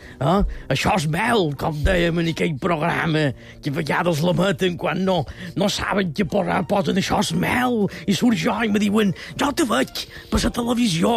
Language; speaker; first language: Catalan; native; Catalan